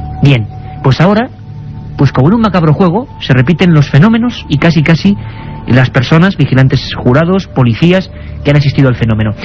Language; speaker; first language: Spanish; native; Spanish